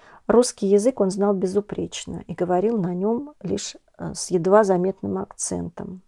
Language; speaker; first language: Russian; native; Russian